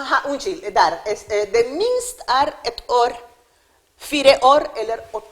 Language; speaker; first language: Norwegian; non-native, learner; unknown